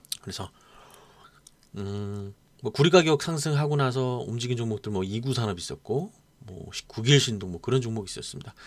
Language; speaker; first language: Korean; native; Korean